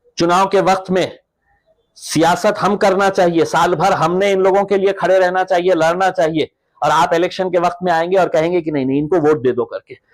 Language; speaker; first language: Hindi; native; Hindi